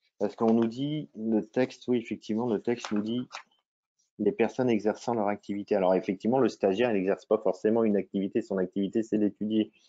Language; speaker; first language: French; native; French